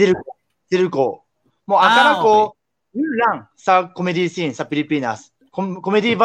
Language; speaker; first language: Filipino; non-native, learner; Japanese